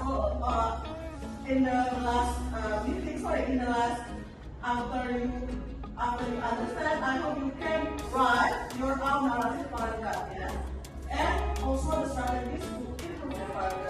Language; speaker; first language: English; non-native, fluent; Indonesian